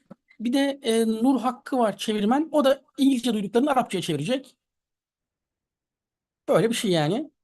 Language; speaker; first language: Turkish; native; Turkish